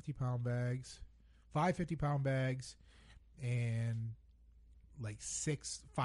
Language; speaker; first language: English; native; English